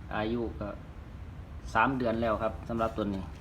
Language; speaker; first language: Thai; non-native, local second language; Northeastern Thai